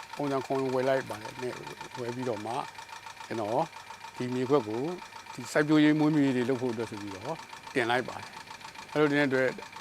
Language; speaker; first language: Burmese; native; Burmese